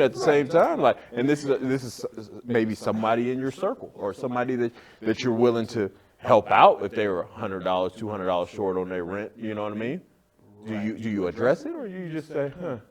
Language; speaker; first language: English; native; English